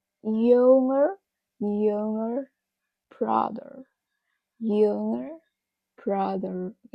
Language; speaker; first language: English; non-native, fluent; Indonesian